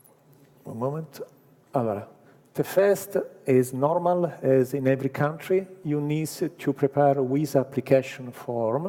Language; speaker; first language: English; non-native, learner; Italian